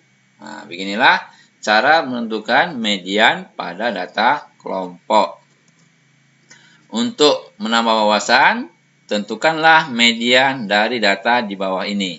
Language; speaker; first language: Indonesian; native; Indonesian